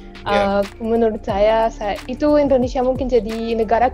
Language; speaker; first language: Indonesian; non-native, fluent; Arabic